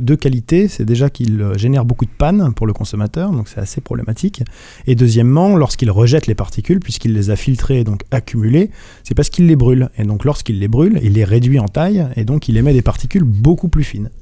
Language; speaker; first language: French; native; French